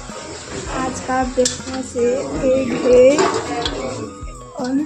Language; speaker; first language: Hindi; non-native, local second language; Nepali